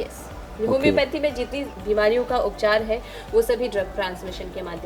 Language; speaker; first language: Hindi; native; Hindi